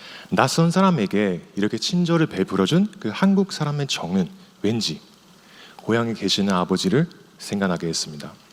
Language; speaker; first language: Korean; non-native, fluent; Chinese